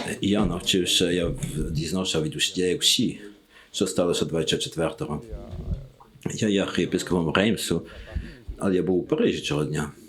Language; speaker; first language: Ukrainian; non-native, learner; French